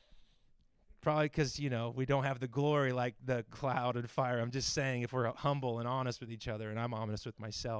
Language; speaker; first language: English; native; English